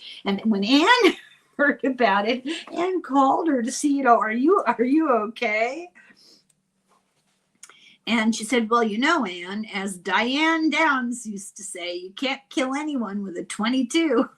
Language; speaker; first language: English; native; English